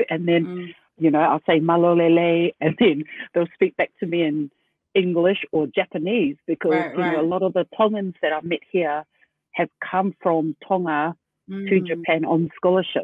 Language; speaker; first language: English; native; English